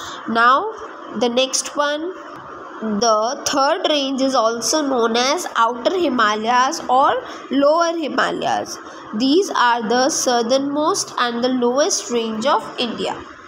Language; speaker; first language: English; non-native, local second language; Hindi